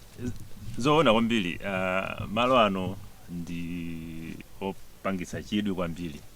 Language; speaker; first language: Nyanja; native; Nyanja